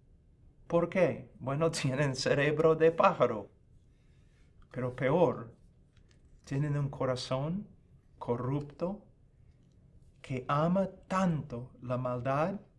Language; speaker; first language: Spanish; non-native, fluent; English